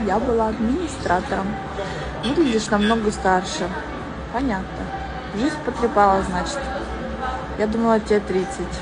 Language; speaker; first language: Russian; native; Russian